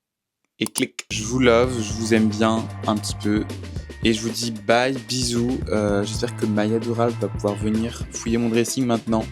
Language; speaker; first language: French; native; French